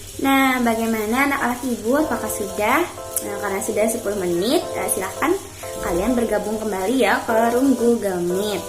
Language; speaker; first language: Indonesian; non-native, local second language; Banjar